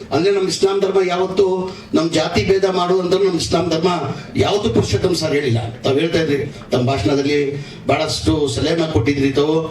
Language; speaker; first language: Kannada; non-native, local second language; Urdu